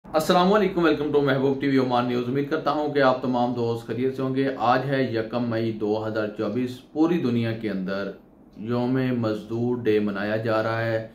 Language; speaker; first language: Urdu; non-native, local second language; Punjabi